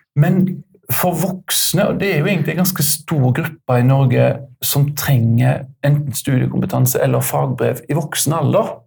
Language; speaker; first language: Norwegian; native; Norwegian